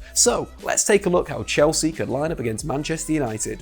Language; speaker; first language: English; native; English